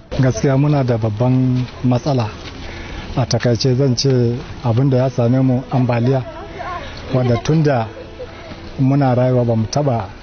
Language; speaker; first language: Hausa; non-native, local second language; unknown